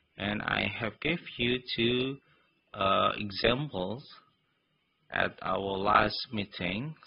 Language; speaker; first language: English; non-native, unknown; Indonesian